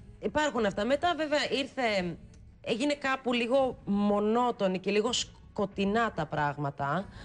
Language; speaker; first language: Greek; early bilingual, heritage; Greek